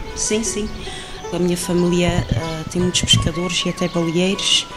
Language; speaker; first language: Portuguese; native; Portuguese